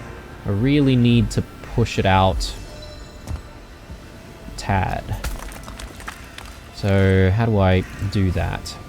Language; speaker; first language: English; native; English